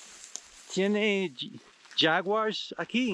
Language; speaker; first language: Spanish; non-native, learner; English